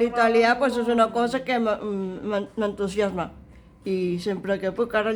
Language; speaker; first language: Catalan; non-native, local second language; Spanish